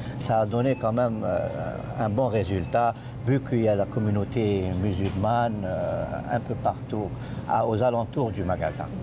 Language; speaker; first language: French; non-native, local second language; Arabic